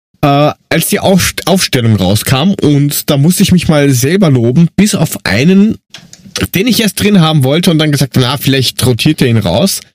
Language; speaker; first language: German; native; German